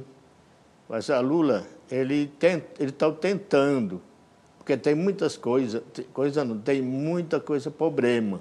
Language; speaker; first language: Portuguese; non-native, local second language; Yanomámi